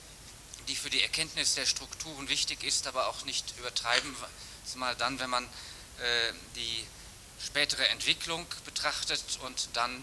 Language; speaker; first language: German; native; German